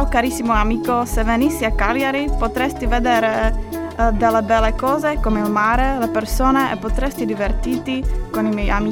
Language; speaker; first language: Italian; non-native, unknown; Czech